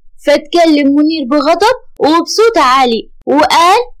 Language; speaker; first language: Arabic; native; Arabic